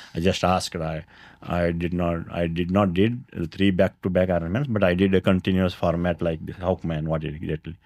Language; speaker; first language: English; non-native, local second language; Kannada